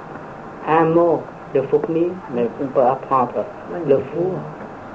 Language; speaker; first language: French; non-native, fluent; Vietnamese